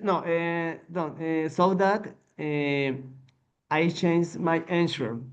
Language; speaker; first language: English; non-native, learner; Spanish